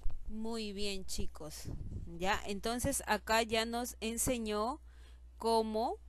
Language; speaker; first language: Spanish; native; Spanish